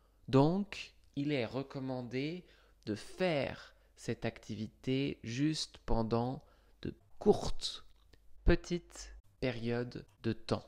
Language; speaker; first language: French; non-native, fluent; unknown